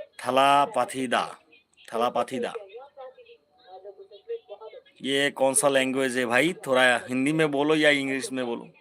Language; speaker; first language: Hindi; non-native, local second language; Bangla